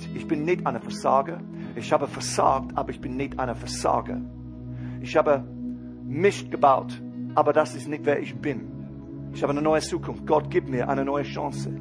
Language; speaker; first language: German; non-native, fluent; English